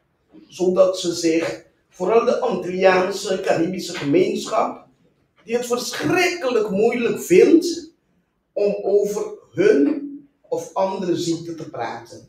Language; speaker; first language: Dutch; non-native, local second language; Papiamento